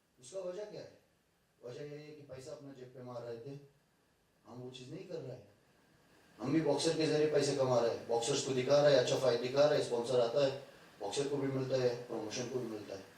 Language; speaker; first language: Hindi; non-native, fluent; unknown